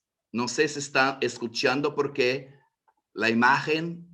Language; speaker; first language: Spanish; non-native, fluent; Portuguese